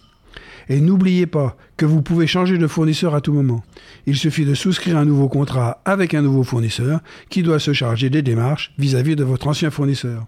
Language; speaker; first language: French; native; French